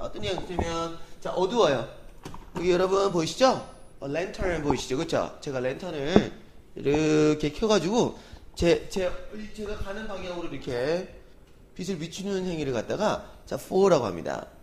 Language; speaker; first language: Korean; native; Korean